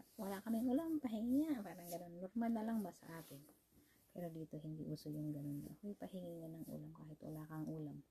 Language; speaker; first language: Filipino; native; Filipino